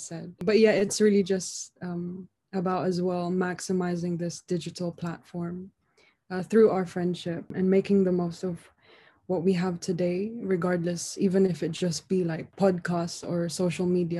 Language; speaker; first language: English; non-native, local second language; Hiligaynon